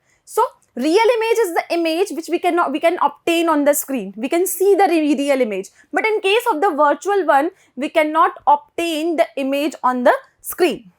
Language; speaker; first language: English; non-native, local second language; Hindi